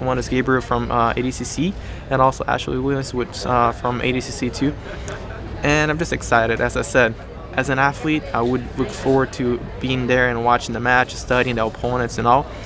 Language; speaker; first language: English; non-native, fluent; Portuguese